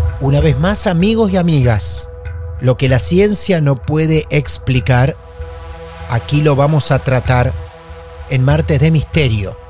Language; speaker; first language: Spanish; native; Spanish